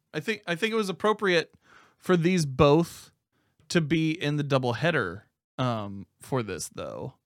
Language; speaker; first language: English; native; English